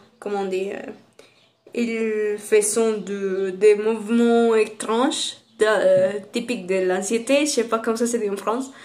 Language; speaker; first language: French; non-native, learner; Spanish